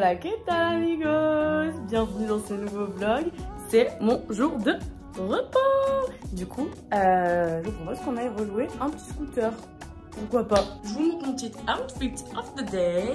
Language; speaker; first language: French; native; French